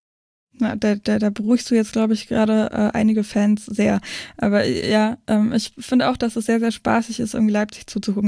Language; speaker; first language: German; native; German